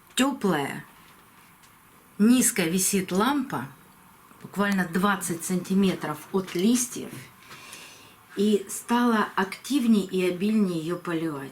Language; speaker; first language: Russian; native; Russian